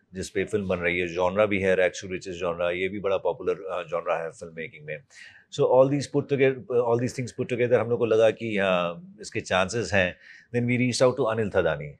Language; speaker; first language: Hindi; native; Hindi